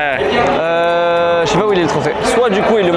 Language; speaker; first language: French; native; French